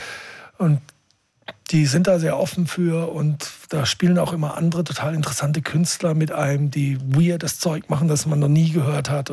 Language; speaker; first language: German; native; German